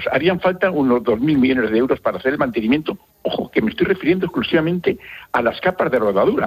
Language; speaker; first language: Spanish; native; Spanish